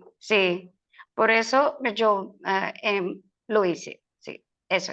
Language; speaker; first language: Spanish; non-native, learner; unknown